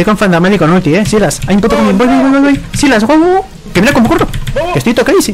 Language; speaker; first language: Spanish; native; Spanish